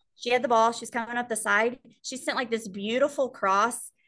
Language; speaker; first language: English; native; English